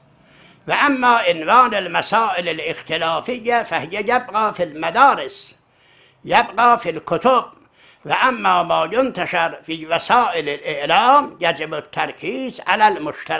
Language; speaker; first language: Arabic; non-native, fluent; Azerbaijani